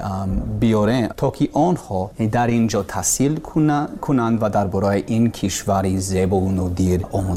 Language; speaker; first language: Persian; non-native, learner; English